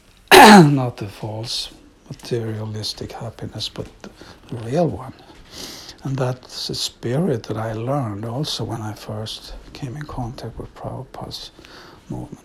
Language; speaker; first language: English; non-native, fluent; Swedish